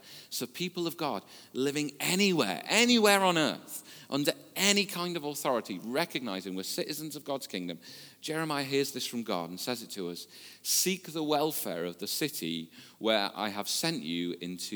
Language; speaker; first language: English; native; English